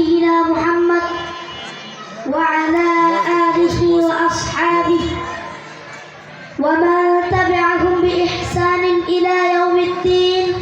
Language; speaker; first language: Arabic; non-native, learner; Bangla